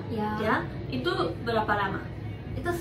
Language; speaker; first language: Indonesian; non-native, fluent; Japanese